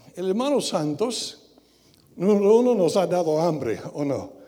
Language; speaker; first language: Spanish; non-native, fluent; English